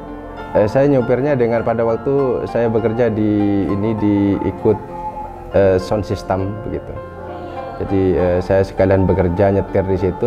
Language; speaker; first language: Indonesian; non-native, local second language; Madurese